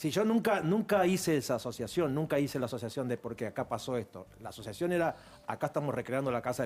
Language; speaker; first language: Spanish; native; Spanish